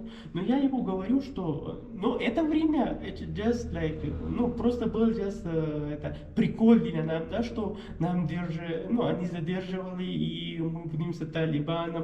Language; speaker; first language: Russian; non-native, learner; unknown